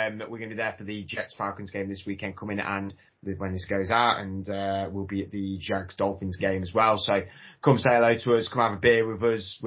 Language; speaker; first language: English; native; English